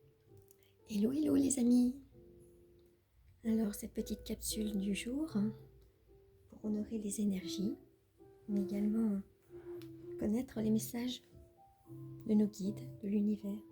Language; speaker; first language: French; native; French